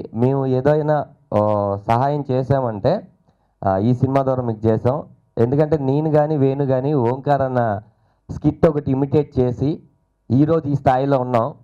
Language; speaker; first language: Telugu; native; Telugu